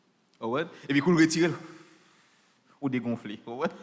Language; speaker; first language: French; non-native, local second language; Haitian Creole